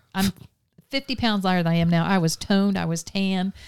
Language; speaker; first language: English; native; English